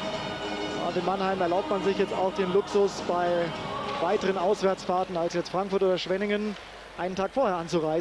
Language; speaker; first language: German; native; German